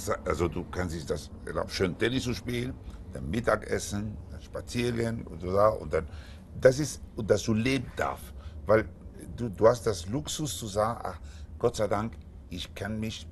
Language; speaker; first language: German; non-native, fluent; Spanish